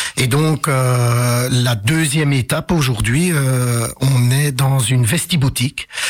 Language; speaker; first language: French; early bilingual, other home language; Arabic